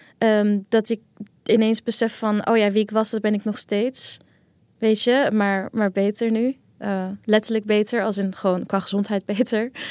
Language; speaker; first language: Dutch; early bilingual, other home language; Kurdish